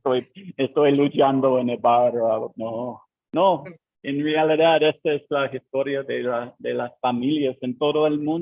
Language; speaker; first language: Spanish; non-native, learner; English